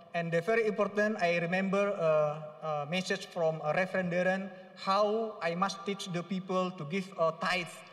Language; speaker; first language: English; non-native, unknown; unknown